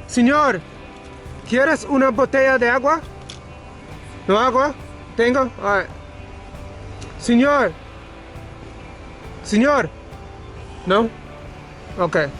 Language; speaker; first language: Spanish; non-native, learner; English